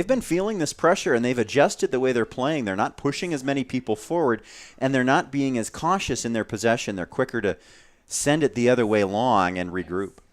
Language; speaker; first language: English; native; English